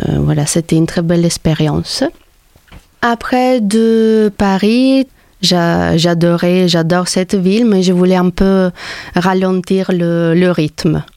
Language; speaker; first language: French; non-native, fluent; Italian